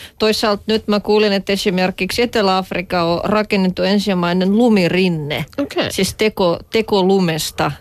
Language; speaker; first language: Finnish; non-native, fluent; Russian